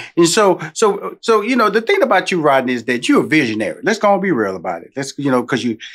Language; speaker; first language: English; native; English